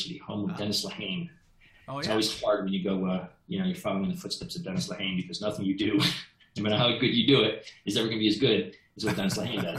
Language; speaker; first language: English; native; English